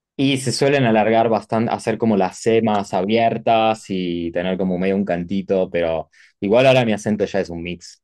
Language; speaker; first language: Spanish; non-native, fluent; Italian